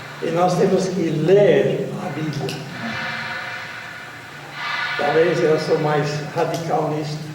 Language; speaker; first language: Portuguese; non-native, fluent; English